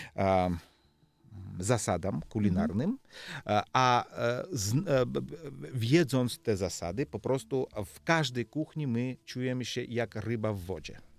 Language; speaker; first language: Polish; non-native, learner; Georgian